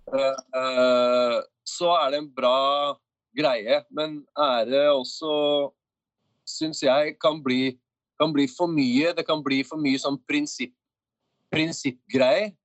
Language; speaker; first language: Norwegian; native; Norwegian